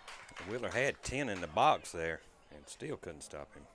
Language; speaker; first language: English; native; English